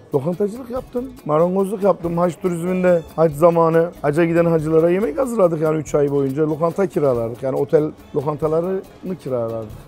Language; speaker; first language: Turkish; native; Turkish